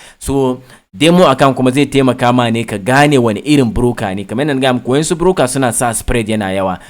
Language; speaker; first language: Hausa; native; Hausa